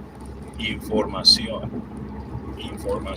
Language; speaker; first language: Spanish; early bilingual, heritage; Spanish